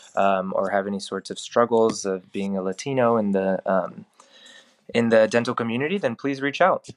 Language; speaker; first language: English; early bilingual, other home language; Spanish